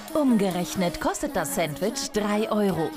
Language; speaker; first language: German; native; German